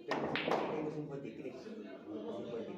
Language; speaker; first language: Spanish; non-native, local second language; Galician